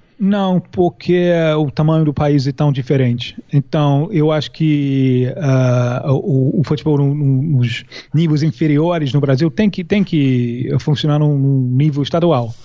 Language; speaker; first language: Portuguese; non-native, fluent; English